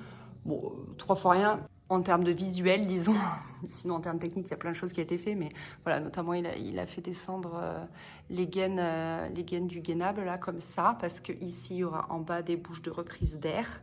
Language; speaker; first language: French; native; French